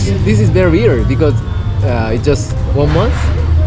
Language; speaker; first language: English; non-native, learner; Korean